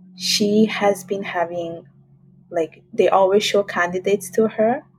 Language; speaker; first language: English; non-native, fluent; Italian